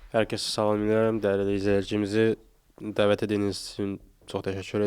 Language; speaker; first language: Azerbaijani; non-native, fluent; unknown